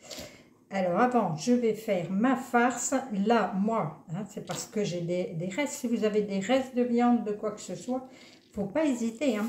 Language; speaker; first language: French; native; French